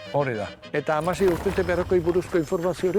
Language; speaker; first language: Basque; native; Basque